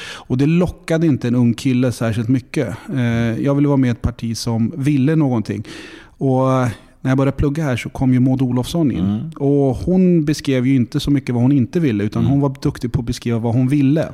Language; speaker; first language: Swedish; early bilingual, other home language; Turkish